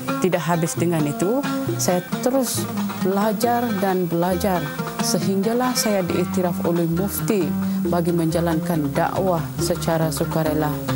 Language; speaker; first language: Malay; non-native, local second language; Central Dusun